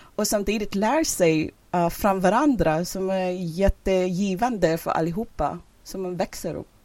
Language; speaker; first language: Swedish; non-native, fluent; English